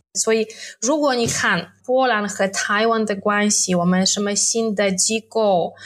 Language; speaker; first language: Chinese; non-native, fluent; Polish